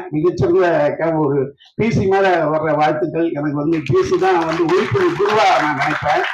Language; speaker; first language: Tamil; native; Tamil